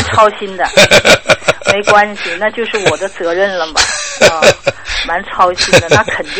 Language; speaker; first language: Chinese; native; Chinese